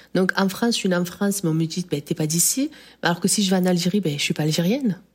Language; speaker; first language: French; native; French